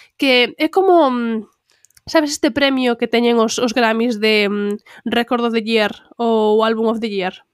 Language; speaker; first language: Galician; non-native, local second language; Spanish